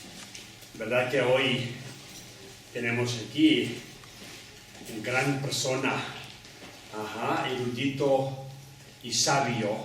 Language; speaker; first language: Spanish; non-native, learner; Tibetan